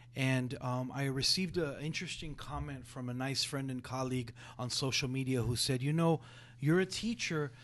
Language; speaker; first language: English; early bilingual, other home language; Spanish